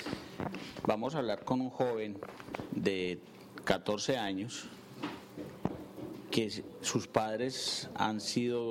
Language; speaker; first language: Spanish; native; Spanish